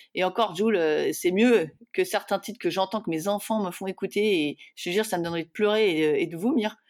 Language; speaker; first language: French; native; French